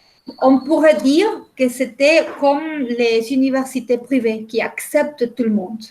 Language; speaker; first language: French; non-native, fluent; Spanish